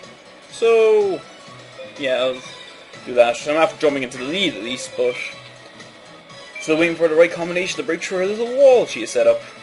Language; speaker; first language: English; native; English